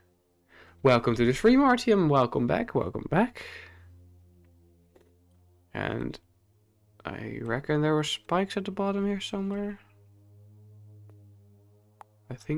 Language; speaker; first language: English; non-native, fluent; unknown